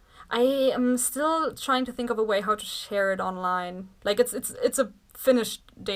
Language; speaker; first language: English; non-native, fluent; German